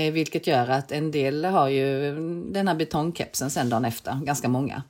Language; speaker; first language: Swedish; early bilingual, other home language; Korean